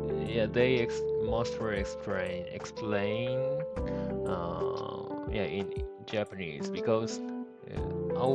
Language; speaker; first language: English; non-native, learner; Japanese